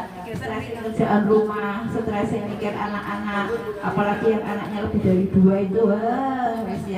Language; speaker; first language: Indonesian; non-native, local second language; Javanese